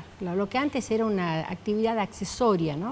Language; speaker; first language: Spanish; native; Spanish